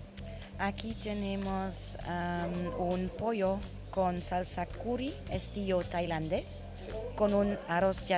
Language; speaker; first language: Spanish; non-native, learner; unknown